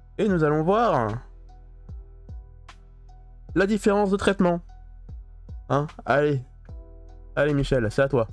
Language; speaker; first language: French; native; French